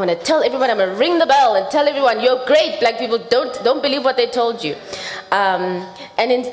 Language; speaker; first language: English; non-native, local second language; Xhosa